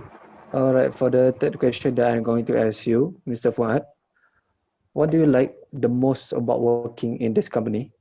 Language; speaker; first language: English; non-native, learner; Malay